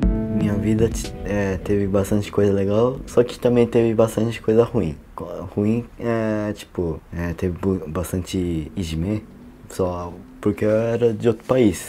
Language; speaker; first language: Portuguese; early bilingual, heritage; Portuguese